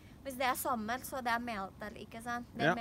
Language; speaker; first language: Norwegian; non-native, learner; Indonesian